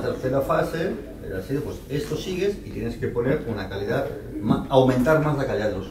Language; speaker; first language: Spanish; native; Spanish